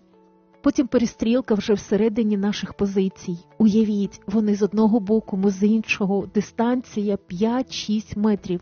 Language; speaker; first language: Ukrainian; native; Ukrainian